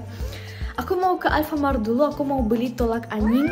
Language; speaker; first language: Indonesian; non-native, fluent; German